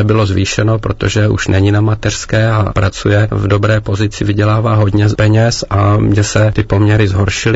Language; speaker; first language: Czech; native; Czech